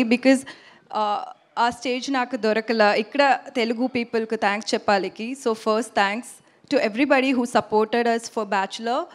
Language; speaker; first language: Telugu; non-native, learner; Tamil